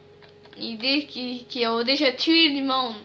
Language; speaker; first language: French; native; French